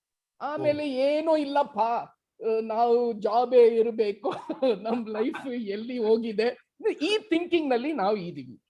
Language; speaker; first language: Kannada; non-native, local second language; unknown